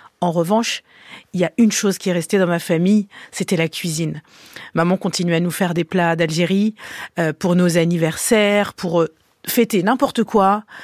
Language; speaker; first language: French; early bilingual, other home language; Arabic